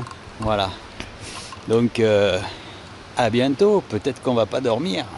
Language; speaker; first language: French; native; French